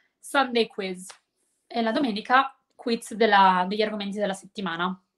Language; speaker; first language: Italian; native; Italian